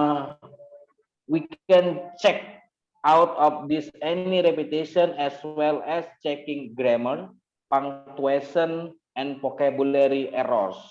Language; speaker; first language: English; non-native, learner; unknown